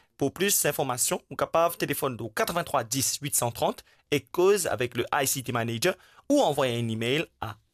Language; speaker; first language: French; non-native, local second language; Morisyen